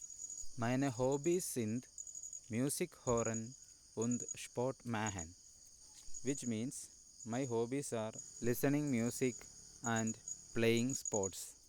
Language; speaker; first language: German; non-native, learner; Malayalam